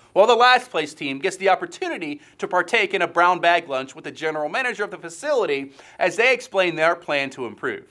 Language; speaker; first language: English; native; English